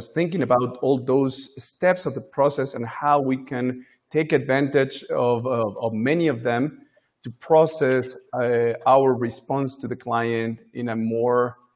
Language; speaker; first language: English; non-native, fluent; Spanish